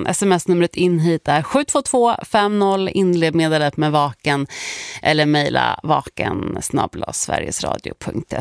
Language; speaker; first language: Swedish; native; Swedish